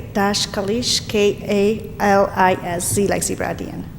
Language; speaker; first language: English; non-native, fluent; Polish